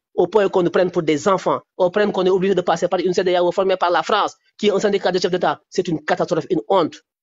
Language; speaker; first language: French; non-native, local second language; Wolof